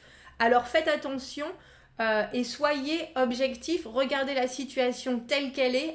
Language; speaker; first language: French; native; French